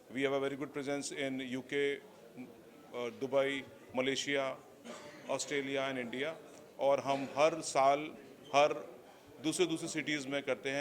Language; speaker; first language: Hindi; native; Hindi